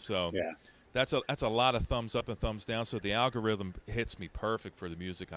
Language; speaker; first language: English; native; English